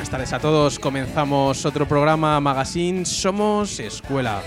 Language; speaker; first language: Spanish; native; Spanish